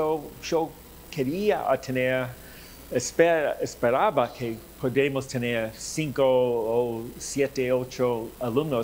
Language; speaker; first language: Spanish; non-native, learner; English